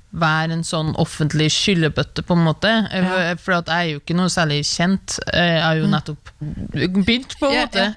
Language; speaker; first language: Norwegian; native; Norwegian